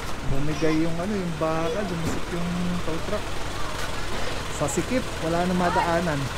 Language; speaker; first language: Filipino; native; Filipino